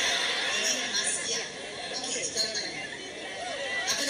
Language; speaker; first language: Malay; native; Malay